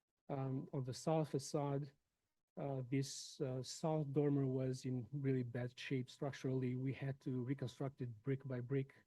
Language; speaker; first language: English; non-native, fluent; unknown